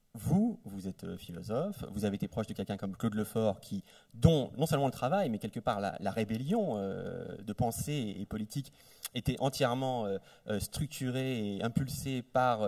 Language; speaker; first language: French; native; French